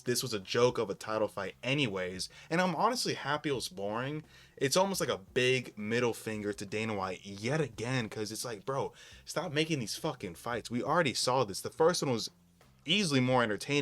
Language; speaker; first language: English; native; English